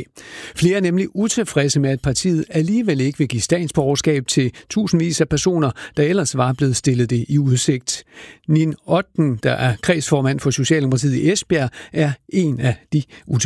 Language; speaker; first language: Danish; native; Danish